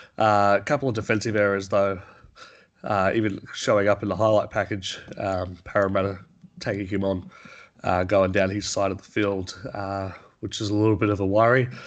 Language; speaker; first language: English; native; English